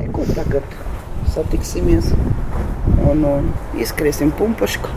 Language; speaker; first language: Latvian; native; Latvian